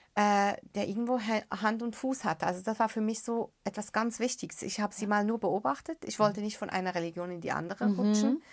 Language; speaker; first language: German; early bilingual, other home language; Arabic